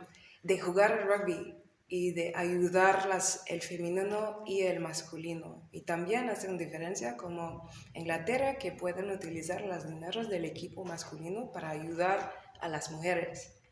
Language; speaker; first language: Spanish; non-native, learner; English